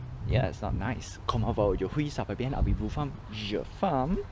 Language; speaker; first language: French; non-native, learner; English